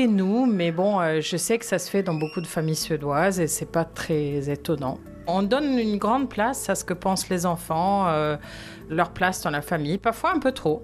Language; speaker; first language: French; non-native, fluent; Swedish